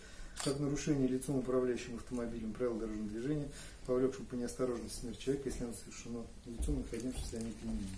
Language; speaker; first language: Russian; native; Russian